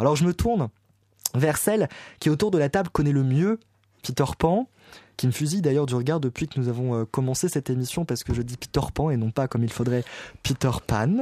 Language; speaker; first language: French; native; French